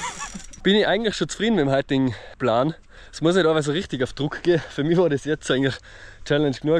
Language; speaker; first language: German; native; German